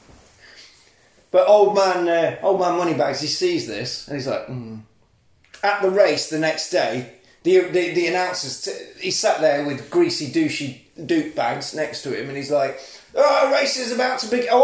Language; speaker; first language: English; native; English